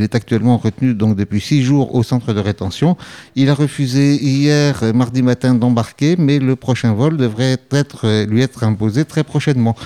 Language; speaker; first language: French; native; French